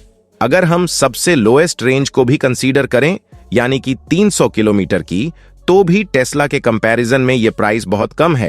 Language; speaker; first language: Hindi; native; Hindi